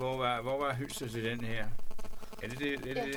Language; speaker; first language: Danish; native; Danish